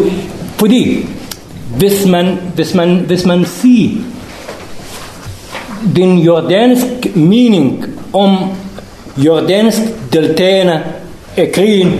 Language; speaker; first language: Danish; non-native, learner; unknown